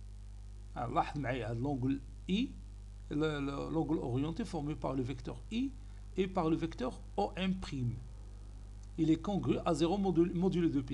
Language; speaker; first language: French; non-native, local second language; Arabic